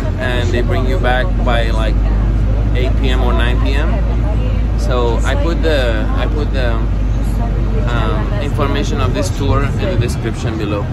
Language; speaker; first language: English; non-native, fluent; Persian